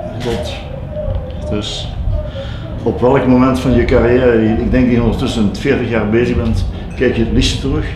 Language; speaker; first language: Dutch; native; Dutch